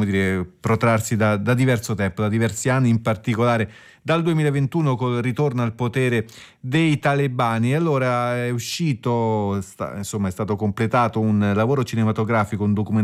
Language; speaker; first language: Italian; native; Italian